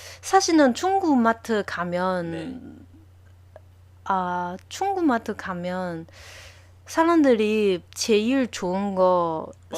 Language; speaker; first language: Korean; non-native, learner; Chinese